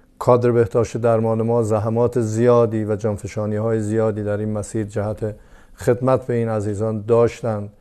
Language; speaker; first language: Persian; non-native, local second language; Azerbaijani